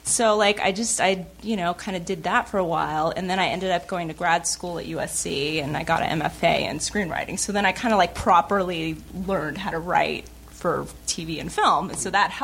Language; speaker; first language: English; native; English